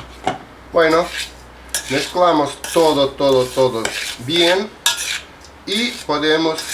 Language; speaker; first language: Spanish; non-native, fluent; Russian